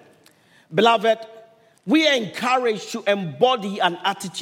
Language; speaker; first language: English; non-native, local second language; Akan